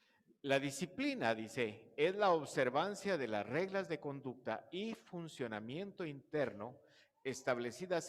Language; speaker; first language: Spanish; native; Spanish